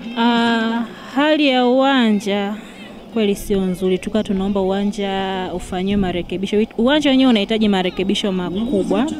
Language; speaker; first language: Swahili; native; Swahili